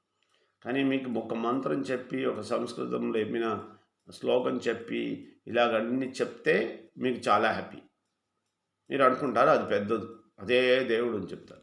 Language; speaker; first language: Telugu; non-native, fluent; Malayalam